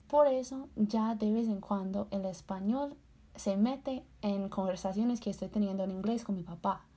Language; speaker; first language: Spanish; non-native, fluent; English